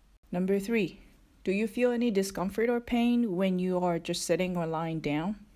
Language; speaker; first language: English; non-native, fluent; Japanese